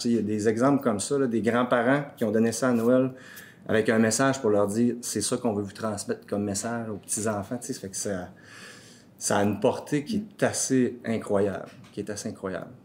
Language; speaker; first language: French; native; French